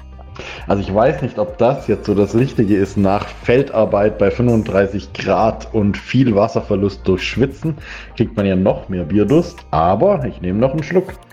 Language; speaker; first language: German; native; German